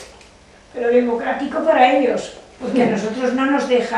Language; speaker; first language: Spanish; native; Spanish